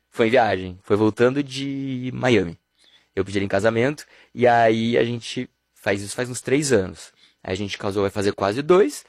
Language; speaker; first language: Portuguese; native; Portuguese